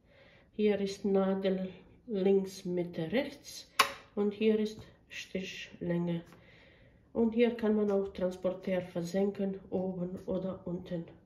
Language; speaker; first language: German; non-native, fluent; Bosnian